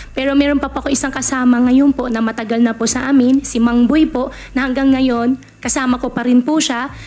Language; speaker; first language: Filipino; native; Filipino